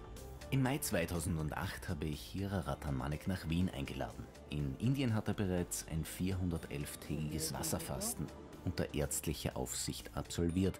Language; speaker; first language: German; native; German